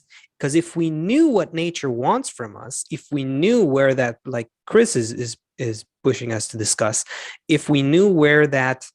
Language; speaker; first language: English; non-native, fluent; Hebrew